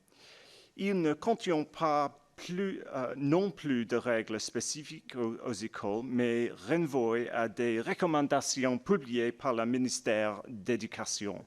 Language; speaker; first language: French; non-native, learner; English